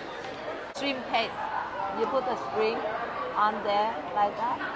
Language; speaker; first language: English; non-native, learner; Vietnamese